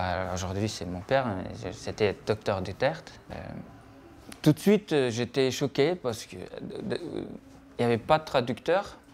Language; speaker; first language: French; non-native, fluent; Persian